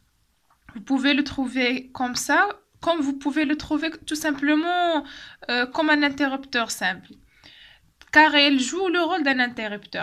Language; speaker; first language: French; non-native, local second language; Arabic